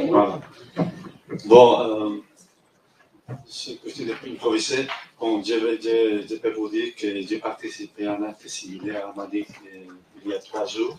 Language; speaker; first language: French; non-native, fluent; Spanish